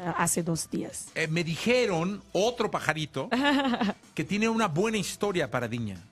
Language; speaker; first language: Spanish; native; Spanish